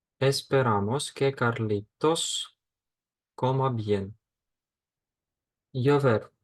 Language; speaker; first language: Spanish; non-native, fluent; Ukrainian